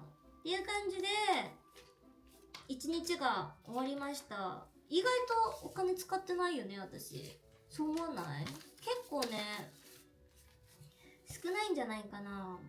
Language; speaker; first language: Japanese; native; Japanese